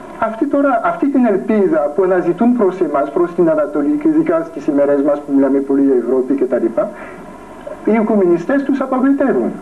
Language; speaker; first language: Greek; non-native, fluent; French